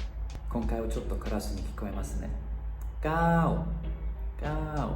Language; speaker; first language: Japanese; non-native, fluent; Thai